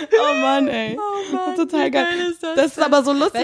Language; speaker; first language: German; native; German